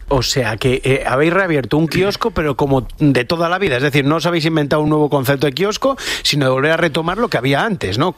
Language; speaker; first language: Spanish; native; Spanish